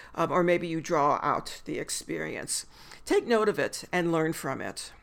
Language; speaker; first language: English; native; English